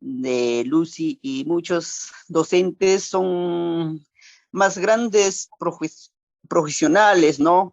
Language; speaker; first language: Spanish; non-native, local second language; Quechua